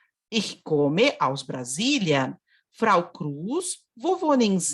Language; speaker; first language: German; non-native, fluent; Portuguese